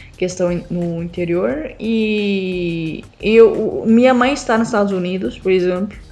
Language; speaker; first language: Portuguese; non-native, fluent; Arabic